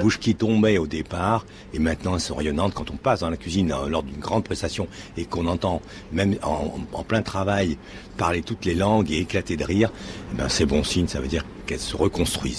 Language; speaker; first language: French; native; French